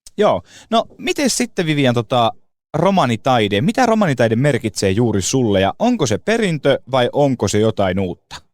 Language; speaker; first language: Finnish; native; Finnish